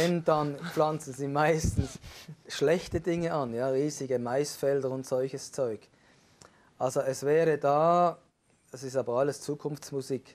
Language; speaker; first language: German; native; German